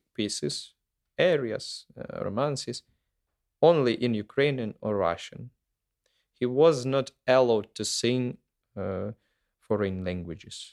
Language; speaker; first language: English; non-native, fluent; Ukrainian